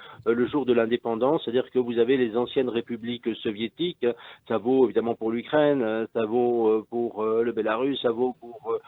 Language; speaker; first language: French; native; French